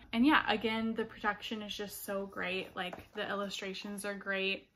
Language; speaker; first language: English; native; English